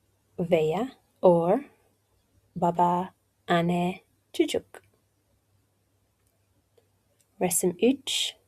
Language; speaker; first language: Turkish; non-native, learner; English